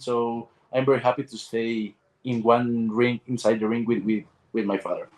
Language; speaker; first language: English; non-native, learner; Spanish